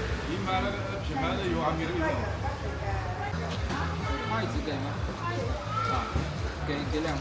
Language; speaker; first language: Chinese; native; Chinese